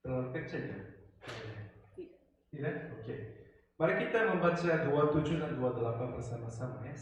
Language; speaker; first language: Indonesian; non-native, fluent; Korean